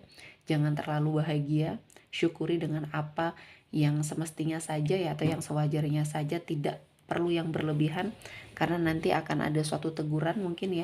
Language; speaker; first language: Indonesian; native; Indonesian